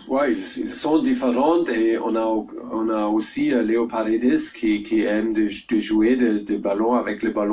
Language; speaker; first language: French; non-native, learner; German